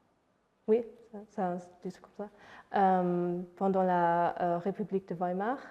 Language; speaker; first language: French; non-native, fluent; Luxembourgish